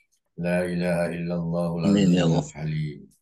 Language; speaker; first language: Arabic; non-native, fluent; Indonesian